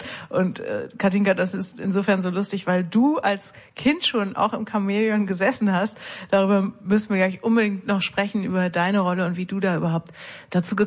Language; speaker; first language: German; native; German